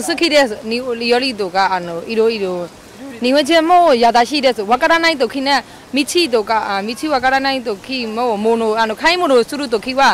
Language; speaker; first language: Japanese; non-native, learner; Burmese